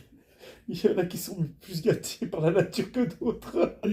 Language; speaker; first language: French; native; French